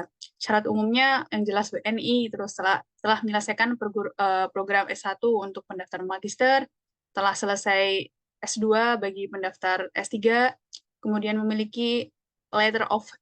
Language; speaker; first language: Indonesian; native; Indonesian